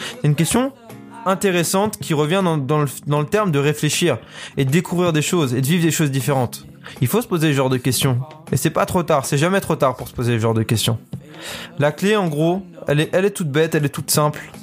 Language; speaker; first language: French; native; French